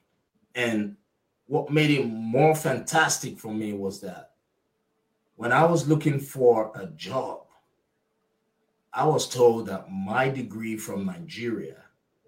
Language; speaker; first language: English; non-native, local second language; Igbo